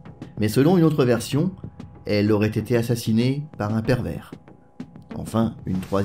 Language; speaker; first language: French; native; French